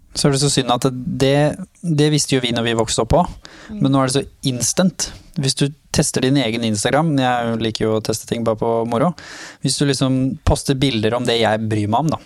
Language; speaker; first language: Norwegian; early bilingual, other home language; Somali